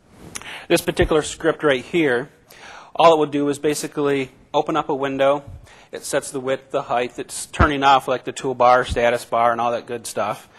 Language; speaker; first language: English; native; English